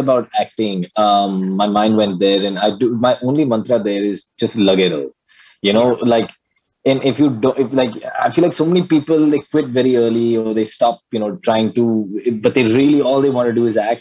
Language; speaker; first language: English; native; English